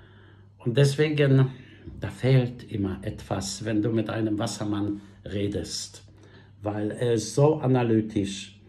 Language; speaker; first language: German; non-native, fluent; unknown